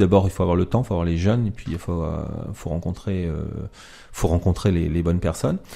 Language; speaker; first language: French; native; French